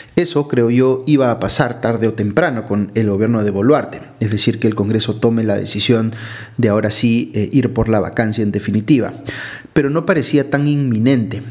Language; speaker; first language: Spanish; native; Spanish